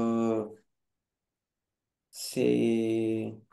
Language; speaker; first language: French; non-native, learner; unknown